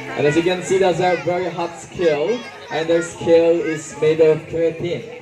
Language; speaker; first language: English; non-native, fluent; Indonesian